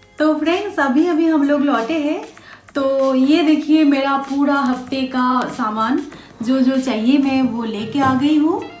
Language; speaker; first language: Hindi; non-native, local second language; Bangla